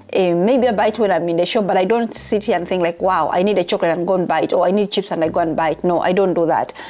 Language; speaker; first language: English; non-native, local second language; Ganda